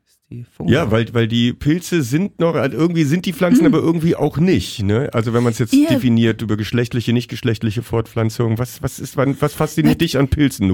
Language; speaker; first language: German; native; German